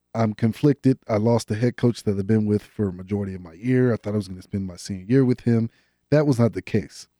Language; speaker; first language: English; native; English